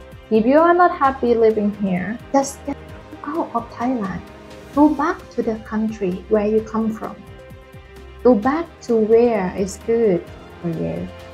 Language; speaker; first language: English; non-native, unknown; Thai